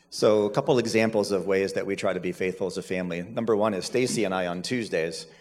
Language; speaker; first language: English; native; English